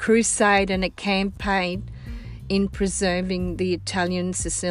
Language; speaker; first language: English; non-native, local second language; Sicilian